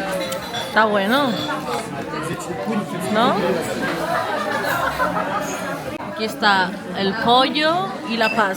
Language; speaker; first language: Spanish; non-native, learner; Filipino